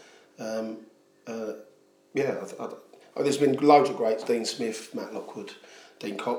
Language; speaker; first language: English; native; English